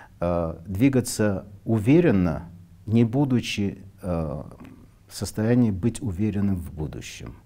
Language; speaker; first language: Russian; non-native, local second language; Armenian